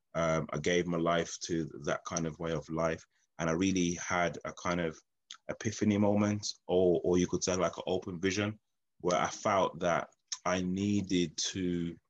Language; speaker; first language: English; native; English